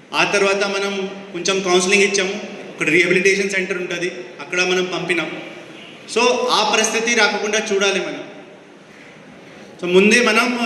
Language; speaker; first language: Telugu; non-native, fluent; Hindi